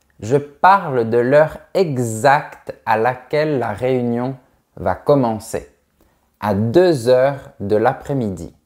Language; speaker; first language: French; native; French